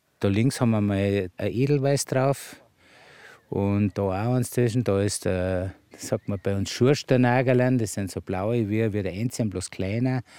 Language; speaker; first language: German; native; German